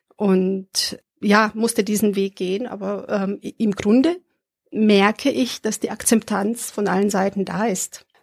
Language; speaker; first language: German; early bilingual, other home language; Serbian